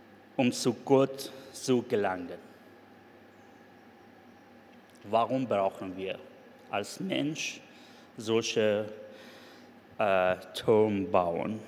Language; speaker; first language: German; non-native, fluent; Persian